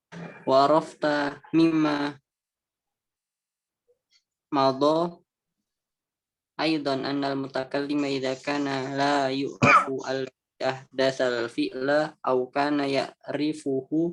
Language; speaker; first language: Arabic; non-native, learner; Indonesian